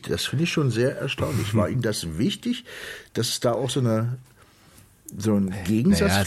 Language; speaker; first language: German; native; German